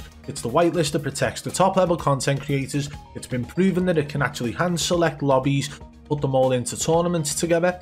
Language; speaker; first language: English; native; English